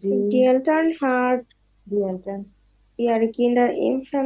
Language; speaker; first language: German; non-native, learner; Bangla